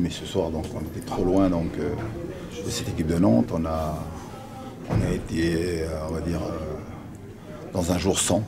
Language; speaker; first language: French; native; French